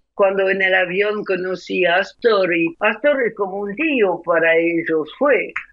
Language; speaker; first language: Spanish; non-native, fluent; French